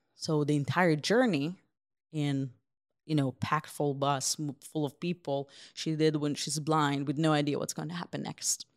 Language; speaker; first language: English; non-native, fluent; Hebrew